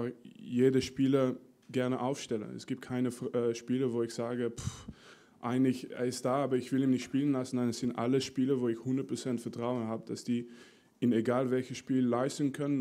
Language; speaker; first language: German; non-native, fluent; French